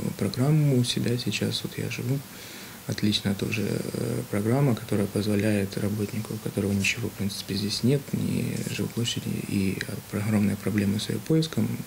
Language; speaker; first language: Ukrainian; non-native, local second language; Russian